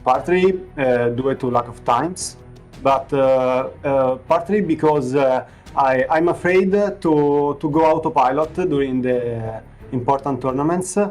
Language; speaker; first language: English; non-native, fluent; Italian